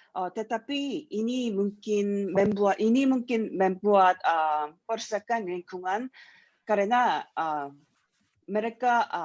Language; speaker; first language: Indonesian; non-native, learner; Korean